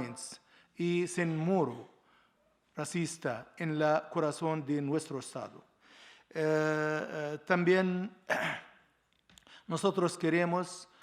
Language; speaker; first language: Spanish; non-native, learner; Arabic